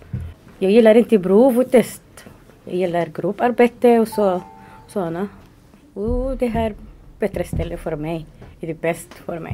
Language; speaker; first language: Swedish; non-native, learner; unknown